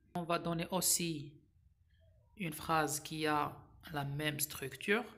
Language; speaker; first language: French; non-native, local second language; Arabic